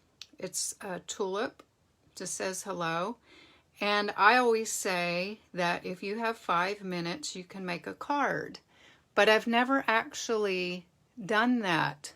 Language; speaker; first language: English; native; English